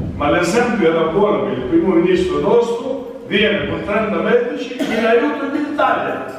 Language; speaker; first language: Italian; non-native, fluent; Albanian